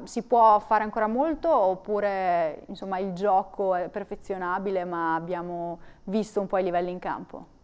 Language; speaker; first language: Italian; native; Italian